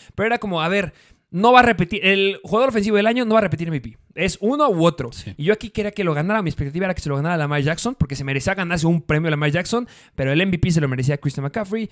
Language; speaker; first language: Spanish; native; Spanish